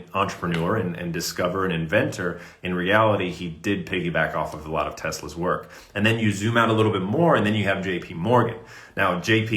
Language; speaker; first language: English; native; English